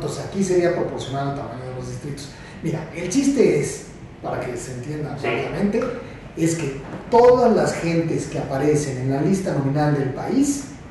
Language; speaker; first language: Spanish; native; Spanish